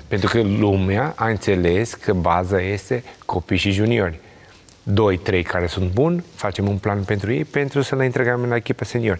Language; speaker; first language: Romanian; non-native, learner; Portuguese